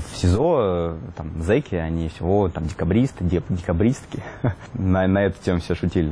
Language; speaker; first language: Russian; native; Russian